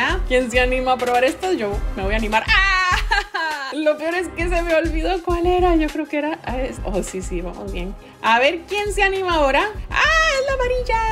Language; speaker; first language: Spanish; native; Spanish